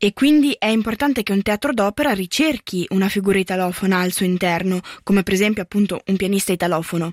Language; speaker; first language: Italian; native; Italian